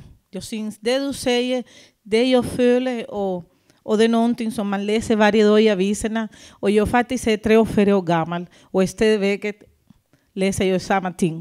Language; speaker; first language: Danish; non-native, learner; Spanish